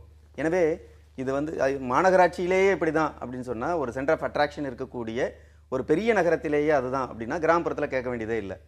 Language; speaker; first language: Tamil; native; Tamil